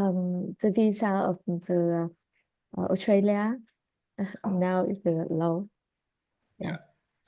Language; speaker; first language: English; non-native, learner; Vietnamese